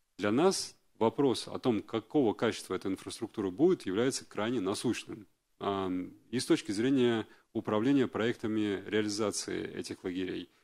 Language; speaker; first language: Russian; native; Russian